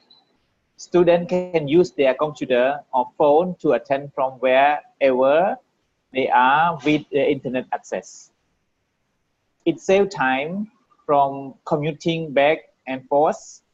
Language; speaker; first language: English; non-native, learner; Vietnamese